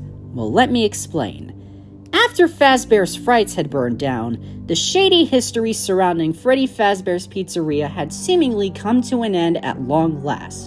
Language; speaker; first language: English; native; English